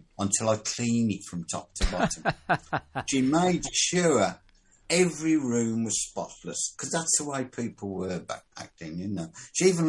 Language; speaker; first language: English; native; English